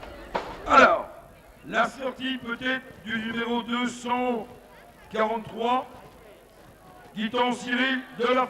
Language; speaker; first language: French; native; French